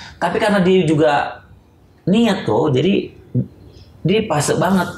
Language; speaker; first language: Indonesian; native; Indonesian